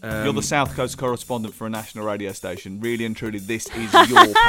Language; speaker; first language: English; native; English